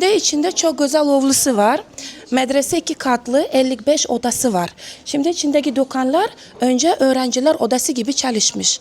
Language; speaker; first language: Turkish; non-native, learner; Uzbek